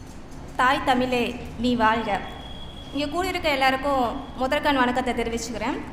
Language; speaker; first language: Tamil; native; Tamil